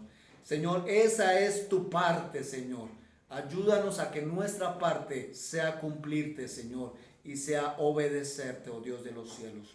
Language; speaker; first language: Spanish; native; Spanish